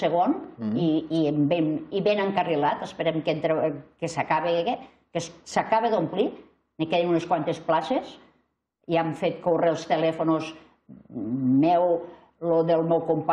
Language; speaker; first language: Catalan; native; Catalan